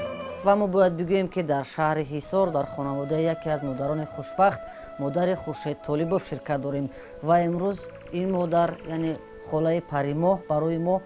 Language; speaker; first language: Persian; native; Persian